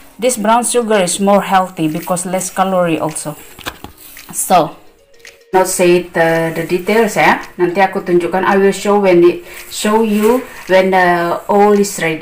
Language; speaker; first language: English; non-native, learner; Indonesian